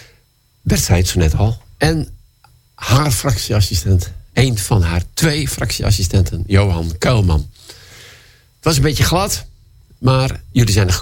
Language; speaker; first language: Dutch; native; Dutch